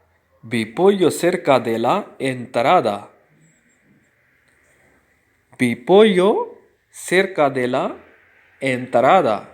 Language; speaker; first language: Spanish; non-native, fluent; Urdu